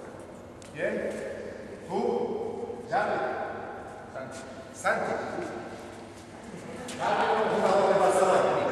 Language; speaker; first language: Spanish; non-native, learner; Portuguese